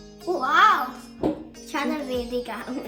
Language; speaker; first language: Telugu; early bilingual, heritage; Telugu